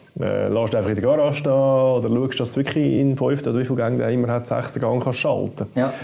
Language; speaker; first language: German; native; German